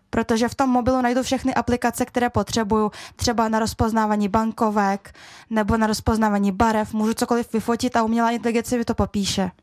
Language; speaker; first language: Czech; early bilingual, other home language; Russian